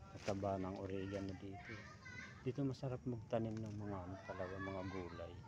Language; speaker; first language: Filipino; non-native, local second language; Bikol